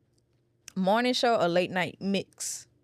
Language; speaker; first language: English; native; English